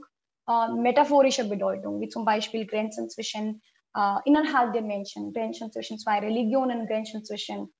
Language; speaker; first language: German; non-native, fluent; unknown